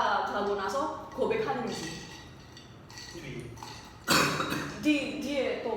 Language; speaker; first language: Korean; non-native, learner; Indonesian